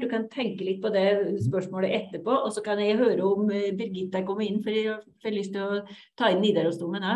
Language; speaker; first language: Norwegian; native; Norwegian